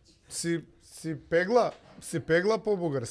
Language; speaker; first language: Macedonian; native; Macedonian